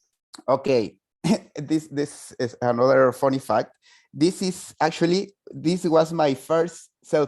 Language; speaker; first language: English; non-native, fluent; Spanish